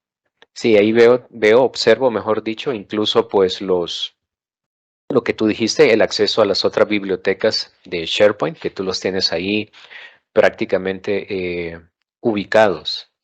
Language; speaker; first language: Spanish; native; Spanish